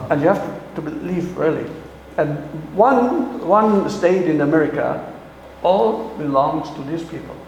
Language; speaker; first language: English; non-native, fluent; German